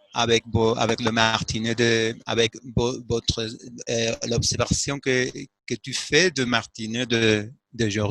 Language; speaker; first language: French; non-native, fluent; Spanish